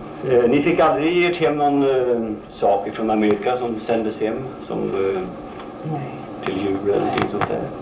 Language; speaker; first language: Swedish; native; Swedish